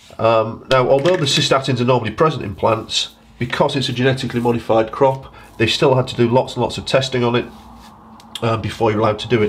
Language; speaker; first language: English; native; English